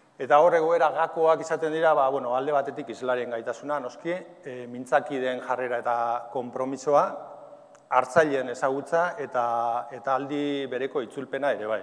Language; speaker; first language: Basque; native; Basque